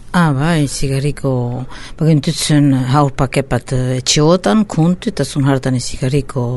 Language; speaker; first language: Basque; native; Basque